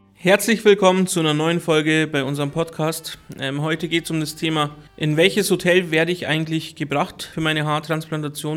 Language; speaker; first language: German; early bilingual, other home language; Turkish